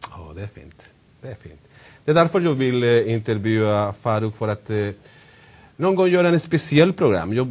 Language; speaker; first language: Swedish; non-native, fluent; Spanish